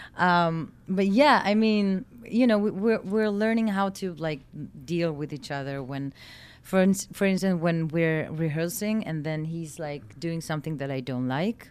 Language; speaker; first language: English; non-native, fluent; Hebrew